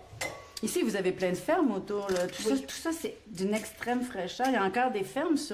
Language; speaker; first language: French; native; French